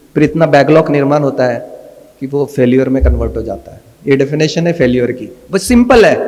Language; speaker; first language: Hindi; non-native, local second language; Marathi